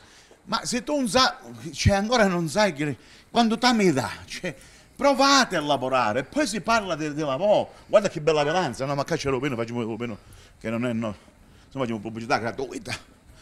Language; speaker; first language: Italian; native; Italian